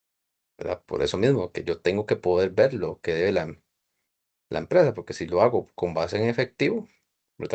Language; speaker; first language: Spanish; native; Spanish